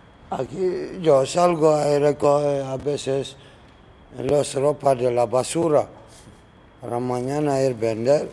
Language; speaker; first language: Spanish; non-native, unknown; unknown